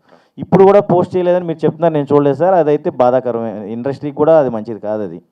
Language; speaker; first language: Telugu; native; Telugu